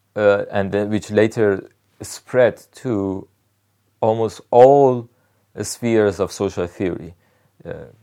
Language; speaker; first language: English; non-native, fluent; Persian